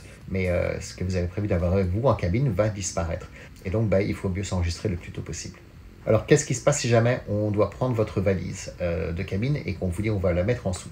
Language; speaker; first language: French; native; French